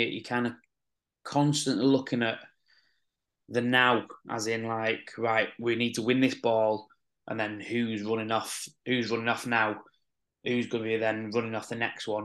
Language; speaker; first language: English; native; English